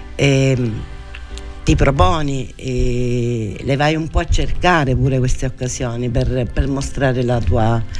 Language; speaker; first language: Italian; native; Italian